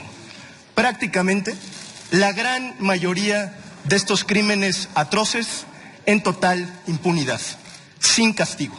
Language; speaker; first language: Spanish; native; Spanish